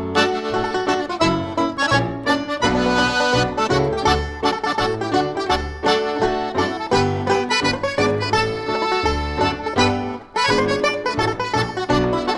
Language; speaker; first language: English; native; English